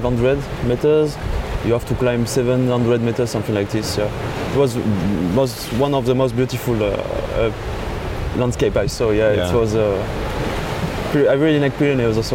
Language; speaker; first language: English; non-native, learner; French